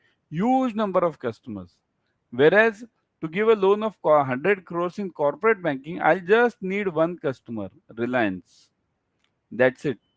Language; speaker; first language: English; non-native, local second language; Hindi